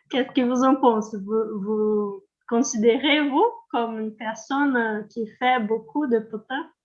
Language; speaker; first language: French; non-native, learner; Portuguese